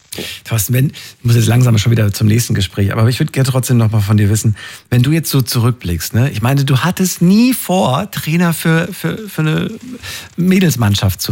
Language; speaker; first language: German; native; German